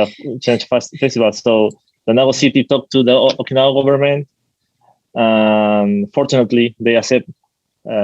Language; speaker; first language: English; non-native, fluent; Spanish